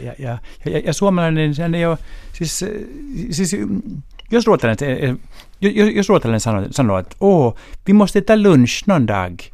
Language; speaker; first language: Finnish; non-native, local second language; Swedish